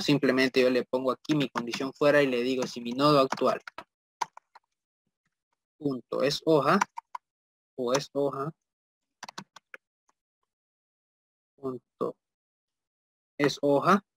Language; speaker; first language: Spanish; native; Spanish